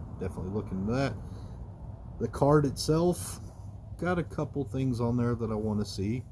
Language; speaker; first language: English; native; English